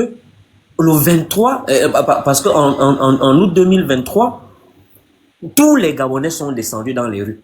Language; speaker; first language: French; non-native, local second language; Fang